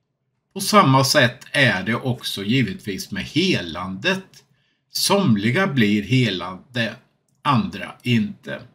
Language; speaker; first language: Swedish; native; Swedish